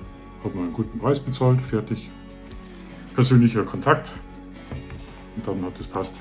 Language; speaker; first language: German; native; German